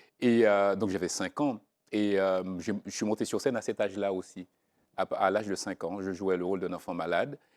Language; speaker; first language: French; non-native, local second language; Haitian Creole